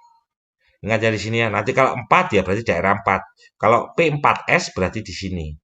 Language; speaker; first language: Indonesian; native; Indonesian